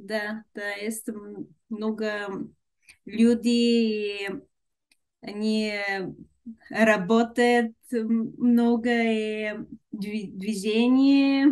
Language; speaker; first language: Russian; non-native, learner; Bulgarian